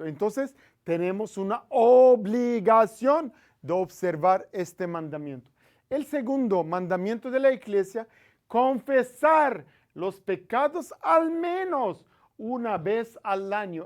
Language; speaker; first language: Spanish; non-native, fluent; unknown